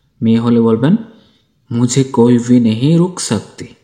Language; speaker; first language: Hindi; non-native, fluent; Bangla